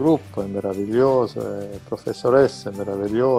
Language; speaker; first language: Italian; non-native, fluent; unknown